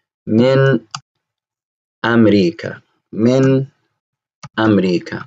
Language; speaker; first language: Arabic; non-native, fluent; English